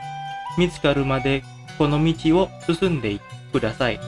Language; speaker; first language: Japanese; non-native, fluent; Indonesian